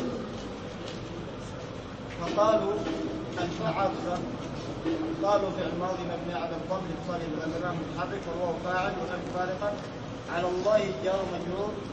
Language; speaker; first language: Arabic; non-native, learner; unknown